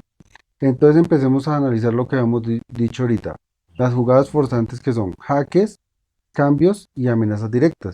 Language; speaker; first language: Spanish; native; Spanish